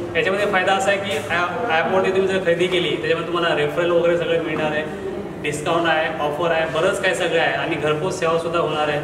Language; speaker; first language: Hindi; non-native, local second language; Marathi